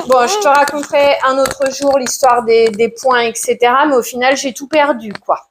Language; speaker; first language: French; native; French